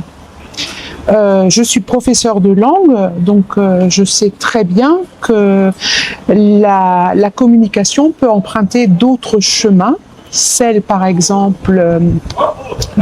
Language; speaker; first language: French; native; French